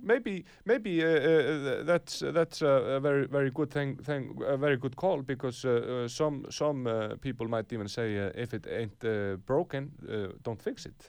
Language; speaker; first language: English; non-native, fluent; Icelandic